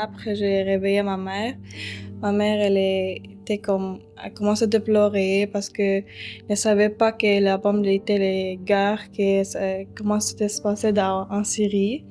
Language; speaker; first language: French; early bilingual, other home language; Arabic